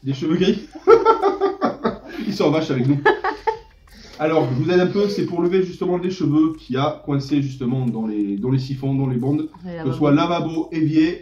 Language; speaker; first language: French; native; French